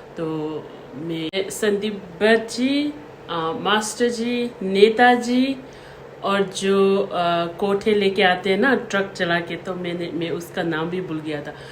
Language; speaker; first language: Hindi; non-native, local second language; Tibetan